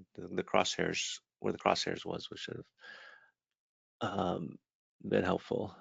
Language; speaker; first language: English; native; English